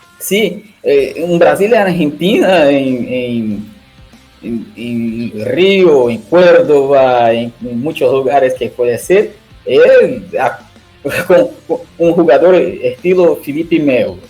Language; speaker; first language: Spanish; non-native, learner; Portuguese